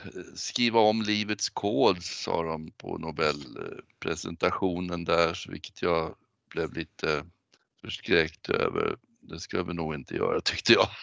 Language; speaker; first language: Swedish; native; Swedish